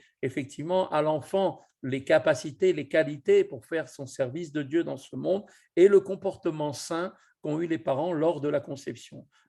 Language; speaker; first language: French; native; French